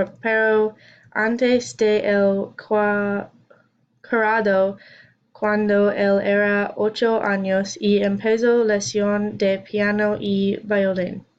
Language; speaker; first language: Spanish; non-native, learner; English